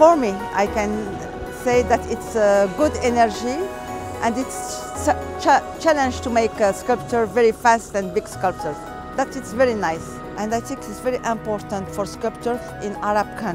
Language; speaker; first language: English; non-native, learner; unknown